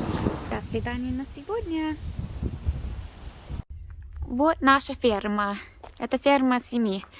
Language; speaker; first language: Russian; non-native, learner; English